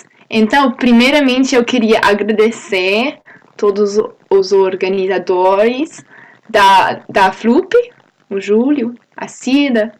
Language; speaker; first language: Portuguese; non-native, fluent; English